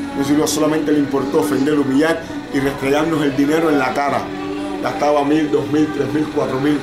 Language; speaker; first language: Spanish; native; Spanish